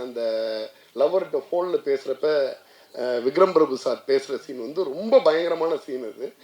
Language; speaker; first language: Tamil; native; Tamil